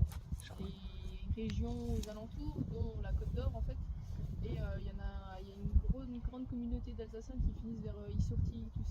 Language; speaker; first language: French; native; French